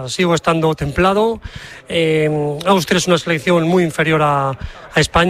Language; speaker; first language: Spanish; native; Spanish